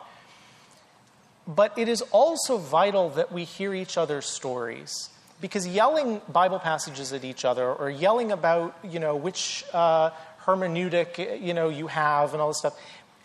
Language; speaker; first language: English; native; English